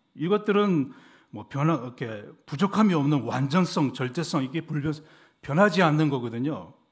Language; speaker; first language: Korean; native; Korean